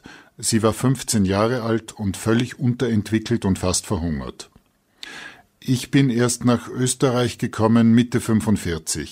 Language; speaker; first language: German; native; German